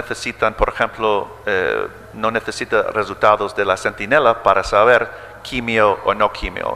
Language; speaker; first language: Spanish; early bilingual, heritage; English